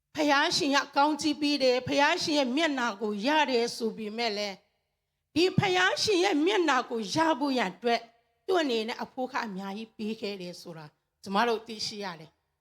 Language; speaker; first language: Burmese; non-native, local second language; Tedim Chin